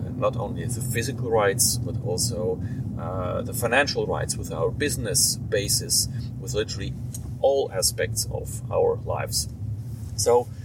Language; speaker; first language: English; non-native, fluent; German